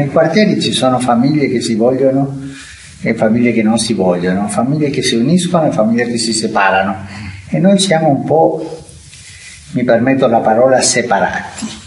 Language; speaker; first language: Italian; non-native, fluent; Spanish